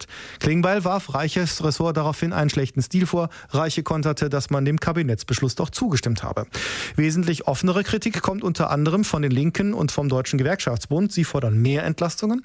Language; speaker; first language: German; native; German